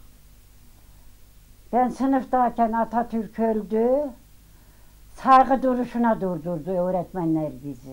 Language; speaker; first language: Turkish; native; Turkish